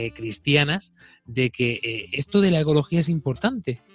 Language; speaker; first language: Spanish; native; Spanish